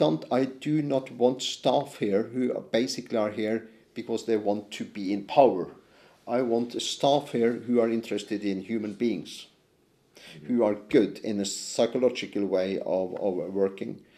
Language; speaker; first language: English; non-native, fluent; Norwegian